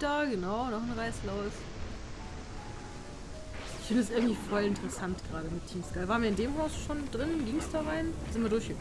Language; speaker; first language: German; native; German